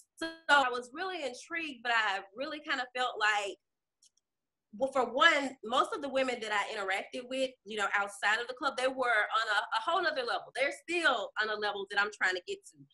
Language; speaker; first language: English; native; English